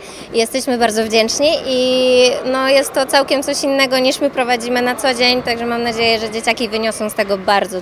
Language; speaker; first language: Polish; native; Polish